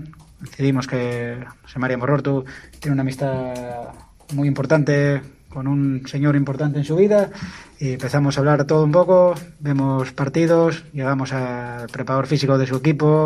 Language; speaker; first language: Spanish; native; Spanish